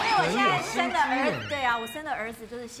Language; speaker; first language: Chinese; native; Chinese